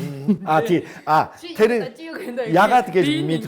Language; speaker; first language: Mongolian; non-native, fluent; Korean